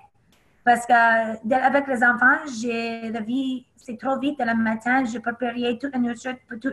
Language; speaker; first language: French; non-native, learner; English